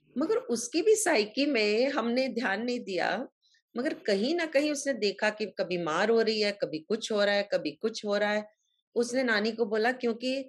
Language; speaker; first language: Hindi; native; Hindi